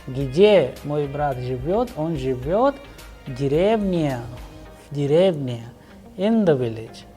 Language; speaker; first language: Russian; non-native, fluent; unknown